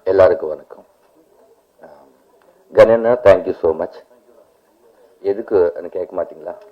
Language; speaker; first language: Tamil; non-native, learner; Telugu